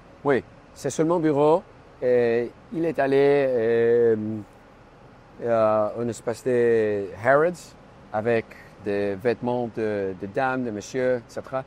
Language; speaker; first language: French; non-native, learner; Spanish